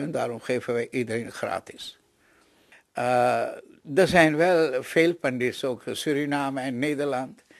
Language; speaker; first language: Dutch; non-native, local second language; Caribbean Hindustani